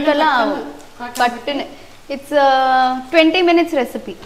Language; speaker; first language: Malayalam; non-native, learner; Tamil